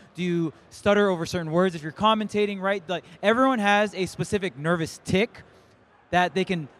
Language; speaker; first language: English; native; English